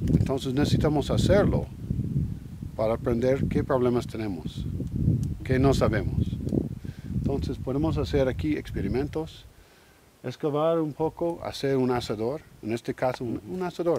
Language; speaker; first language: Spanish; non-native, learner; English